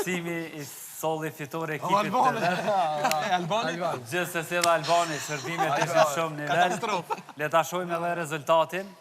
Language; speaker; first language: Albanian; native; Albanian